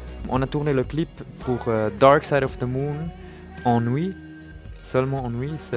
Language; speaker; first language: French; non-native, learner; German